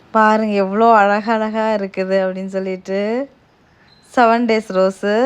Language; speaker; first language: Tamil; native; Tamil